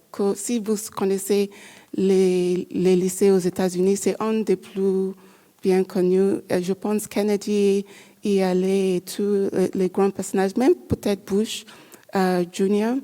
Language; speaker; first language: French; non-native, learner; English